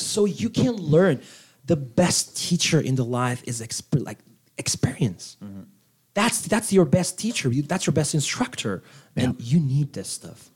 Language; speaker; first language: English; non-native, fluent; Turkish